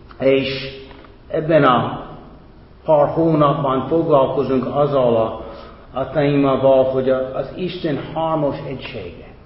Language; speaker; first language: Hungarian; non-native, fluent; English